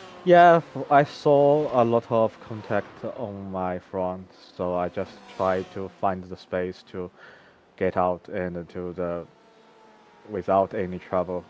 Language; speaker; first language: English; non-native, learner; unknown